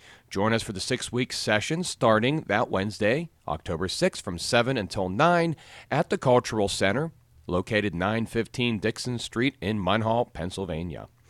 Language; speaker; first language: English; native; English